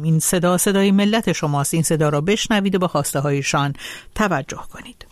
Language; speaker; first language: Persian; native; Persian